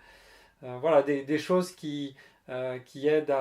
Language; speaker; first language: French; native; French